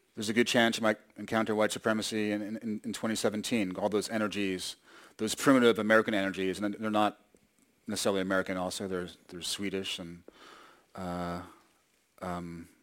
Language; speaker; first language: English; native; English